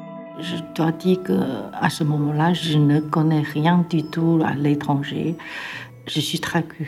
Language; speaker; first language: French; non-native, learner; Chinese